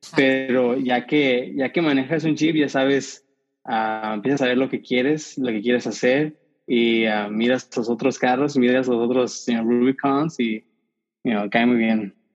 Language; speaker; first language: Spanish; early bilingual, heritage; Spanish